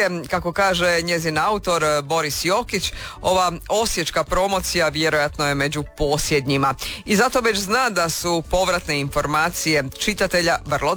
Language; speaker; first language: Serbian; native; Serbian